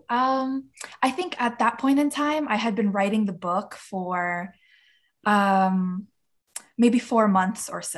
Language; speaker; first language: English; native; English